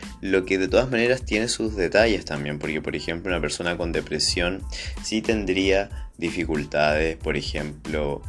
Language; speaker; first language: Spanish; native; Spanish